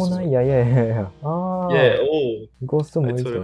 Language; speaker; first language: Portuguese; non-native, learner; Japanese